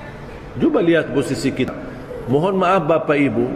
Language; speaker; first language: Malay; non-native, fluent; Arabic